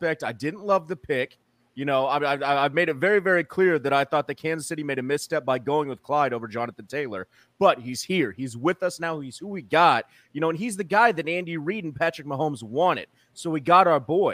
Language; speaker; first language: English; native; English